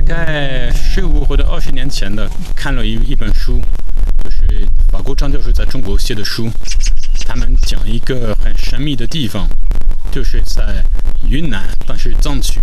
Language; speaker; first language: Chinese; non-native, fluent; French